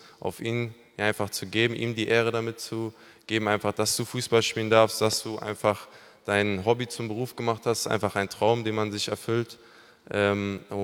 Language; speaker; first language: German; native; German